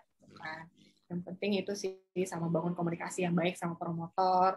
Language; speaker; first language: Indonesian; native; Indonesian